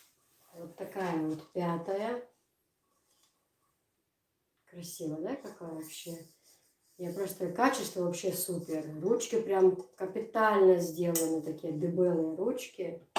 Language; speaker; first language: Russian; non-native, local second language; Chechen